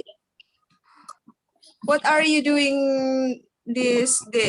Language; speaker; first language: English; non-native, learner; Indonesian